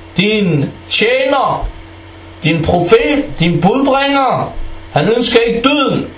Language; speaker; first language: Danish; early bilingual, other home language; Arabic